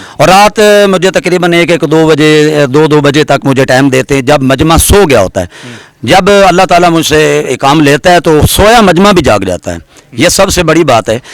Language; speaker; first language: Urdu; non-native, local second language; Punjabi